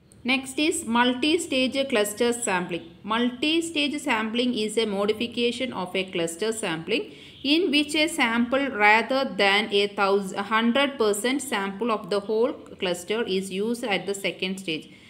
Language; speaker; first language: English; non-native, local second language; Malayalam